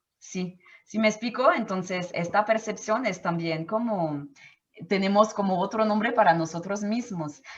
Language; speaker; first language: Spanish; non-native, fluent; French